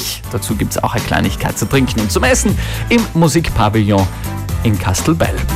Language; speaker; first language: German; native; German